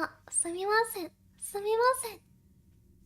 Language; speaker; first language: Japanese; non-native, learner; German